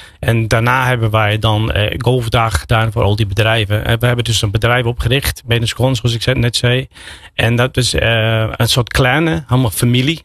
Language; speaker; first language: Dutch; non-native, fluent; English